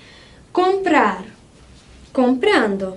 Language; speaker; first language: Spanish; non-native, fluent; Portuguese